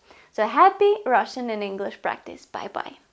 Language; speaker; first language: English; non-native, fluent; Russian